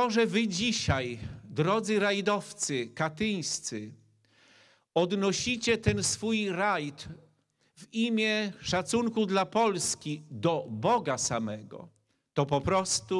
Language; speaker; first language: Polish; native; Polish